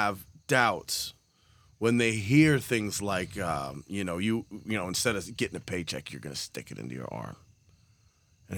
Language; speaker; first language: English; native; English